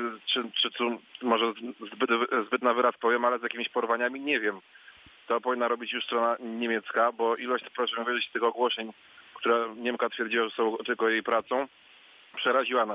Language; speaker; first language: Polish; native; Polish